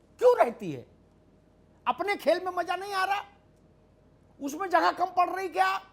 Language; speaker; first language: Hindi; native; Hindi